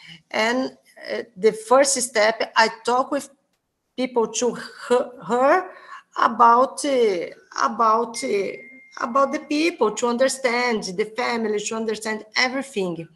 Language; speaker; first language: English; non-native, learner; Portuguese